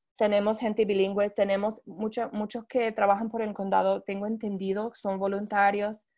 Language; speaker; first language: Spanish; non-native, fluent; English